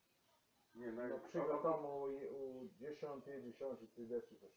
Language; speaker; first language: Polish; non-native, learner; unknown